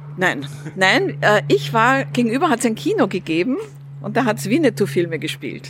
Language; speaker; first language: German; early bilingual, other home language; Russian